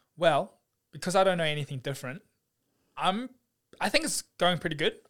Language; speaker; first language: English; native; English